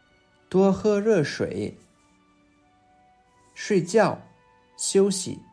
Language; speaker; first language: Chinese; non-native, fluent; English